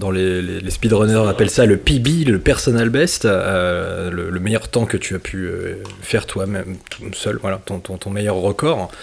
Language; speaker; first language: French; native; French